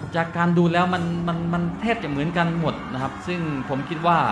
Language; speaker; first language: Thai; non-native, local second language; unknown